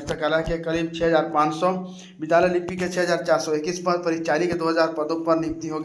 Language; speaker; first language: Hindi; native; Hindi